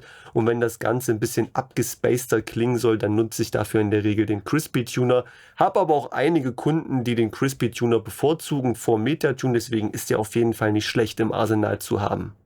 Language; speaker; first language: German; native; German